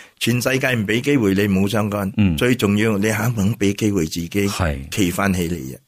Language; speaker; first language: Cantonese; native; Cantonese